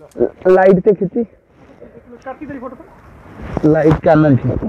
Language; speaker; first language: Hindi; non-native, local second language; Punjabi